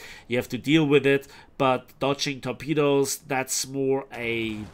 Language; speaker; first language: English; non-native, fluent; German